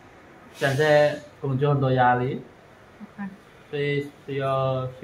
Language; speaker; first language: Chinese; non-native, learner; Indonesian